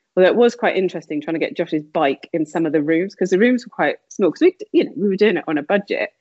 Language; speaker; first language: English; native; English